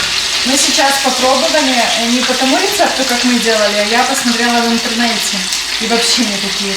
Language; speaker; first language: Russian; native; Russian